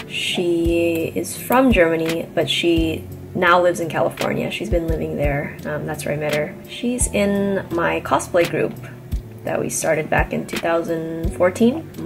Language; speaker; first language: English; native; English